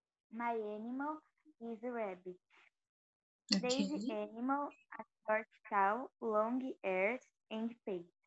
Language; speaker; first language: English; non-native, learner; Portuguese